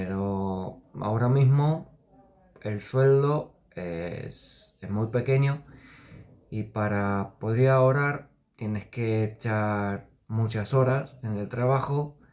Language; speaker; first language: Spanish; non-native, fluent; Romanian